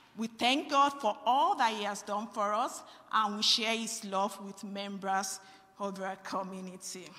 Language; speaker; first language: English; non-native, local second language; Yoruba